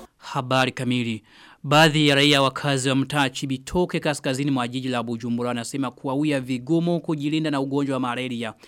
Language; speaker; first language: Swahili; non-native, local second language; Rundi